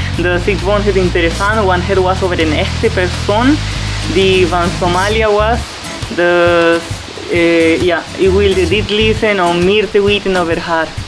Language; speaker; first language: Dutch; non-native, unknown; Spanish